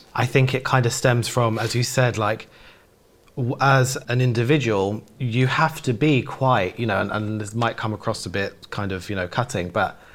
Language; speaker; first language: English; early bilingual, other home language; Urdu